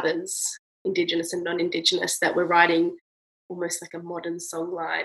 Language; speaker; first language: English; native; English